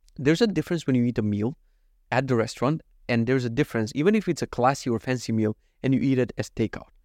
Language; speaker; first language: English; non-native, fluent; Macedonian